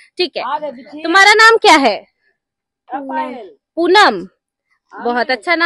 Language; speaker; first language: Hindi; non-native, local second language; Bangla